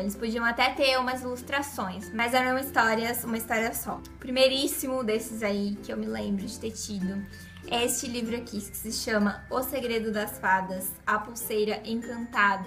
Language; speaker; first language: Portuguese; native; Portuguese